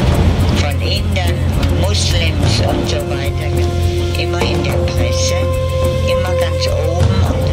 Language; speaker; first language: German; non-native, fluent; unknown